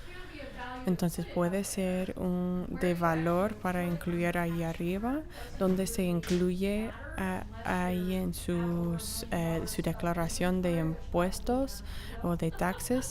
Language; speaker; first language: Spanish; non-native, fluent; English